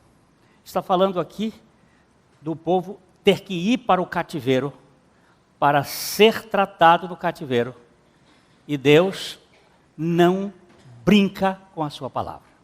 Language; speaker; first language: Portuguese; native; Portuguese